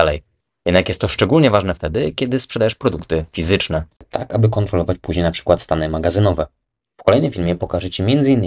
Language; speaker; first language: Polish; native; Polish